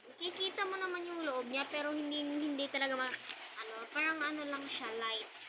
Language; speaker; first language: Filipino; non-native, local second language; Cebuano